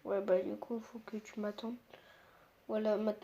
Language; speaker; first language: French; native; French